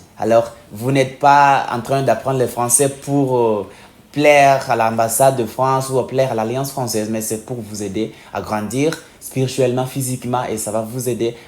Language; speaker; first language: French; non-native, fluent; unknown